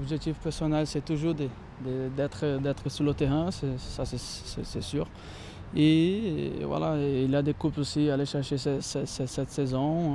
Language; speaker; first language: French; non-native, learner; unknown